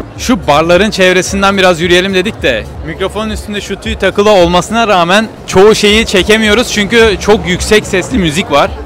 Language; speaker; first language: Turkish; native; Turkish